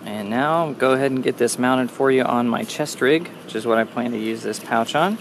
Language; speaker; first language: English; native; English